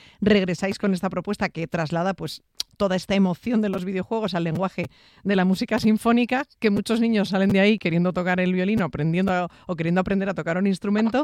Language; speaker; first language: Spanish; native; Spanish